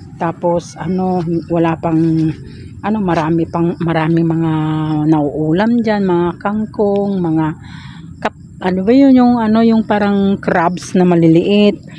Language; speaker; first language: Filipino; non-native, local second language; Iloko